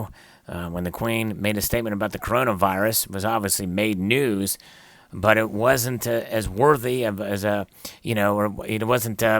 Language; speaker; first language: English; native; English